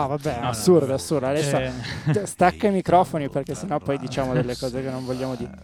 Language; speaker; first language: Italian; native; Italian